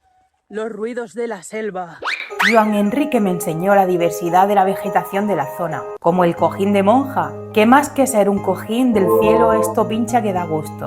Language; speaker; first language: Spanish; native; Spanish